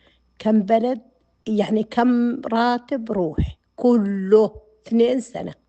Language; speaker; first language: Arabic; non-native, learner; Amharic